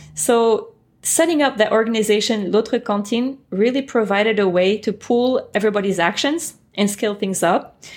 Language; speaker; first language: English; early bilingual, other home language; French